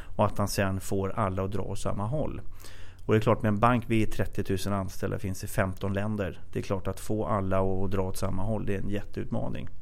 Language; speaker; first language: Swedish; native; Swedish